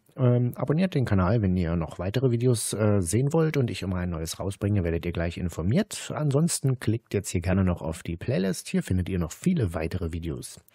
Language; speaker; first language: German; native; German